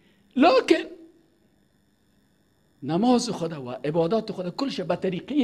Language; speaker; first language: Persian; native; Persian